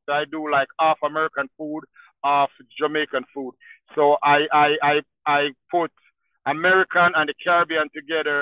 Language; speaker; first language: English; non-native, local second language; Jamaican Creole English